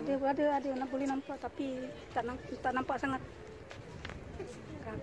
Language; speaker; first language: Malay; non-native, learner; Filipino